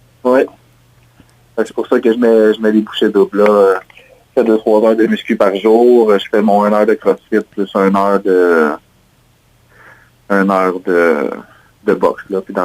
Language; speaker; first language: French; native; French